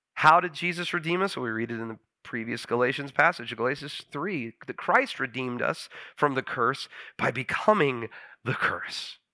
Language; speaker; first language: English; native; English